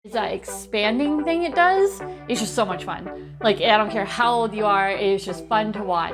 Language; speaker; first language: English; native; English